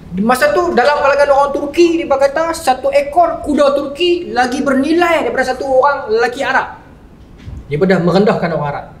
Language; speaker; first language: Malay; native; Malay